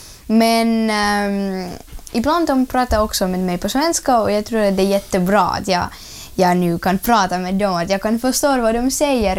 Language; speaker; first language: Swedish; non-native, learner; Ukrainian